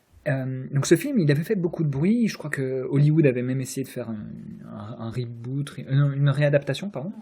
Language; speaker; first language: French; native; French